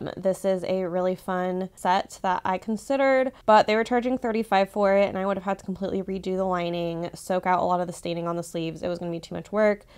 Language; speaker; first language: English; native; English